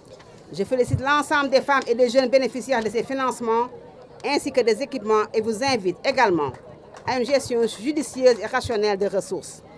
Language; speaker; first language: French; non-native, local second language; Wolof